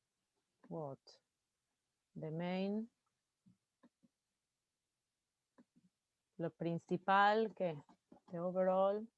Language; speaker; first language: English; non-native, fluent; Spanish